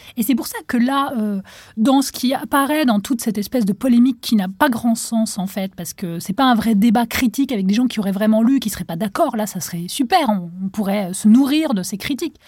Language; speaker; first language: French; non-native, local second language; Arabic